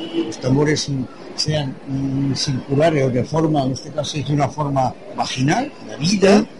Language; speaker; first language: Spanish; non-native, fluent; French